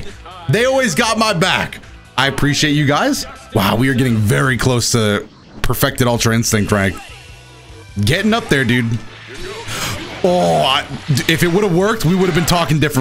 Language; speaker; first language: English; native; English